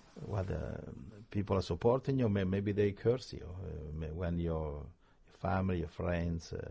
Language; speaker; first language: English; non-native, fluent; Italian